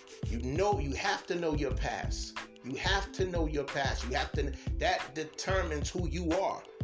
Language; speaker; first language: English; native; English